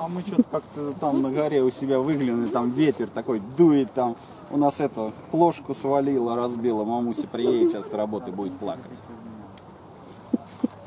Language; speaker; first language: Russian; native; Russian